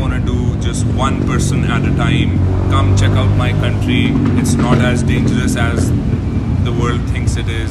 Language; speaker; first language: English; non-native, local second language; Urdu